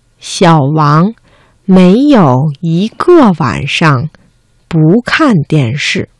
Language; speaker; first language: Chinese; non-native, fluent; Vietnamese